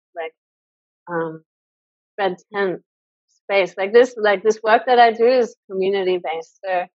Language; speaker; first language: English; native; English